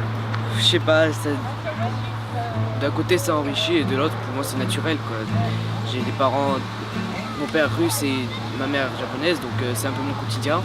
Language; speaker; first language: French; early bilingual, other home language; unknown